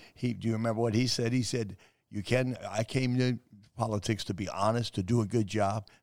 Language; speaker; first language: English; native; English